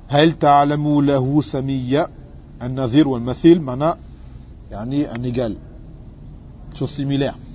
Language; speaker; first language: Arabic; non-native, fluent; French